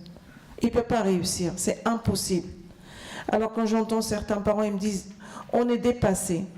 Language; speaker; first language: French; non-native, fluent; Arabic